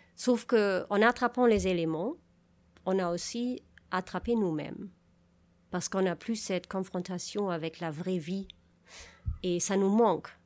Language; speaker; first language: French; non-native, fluent; German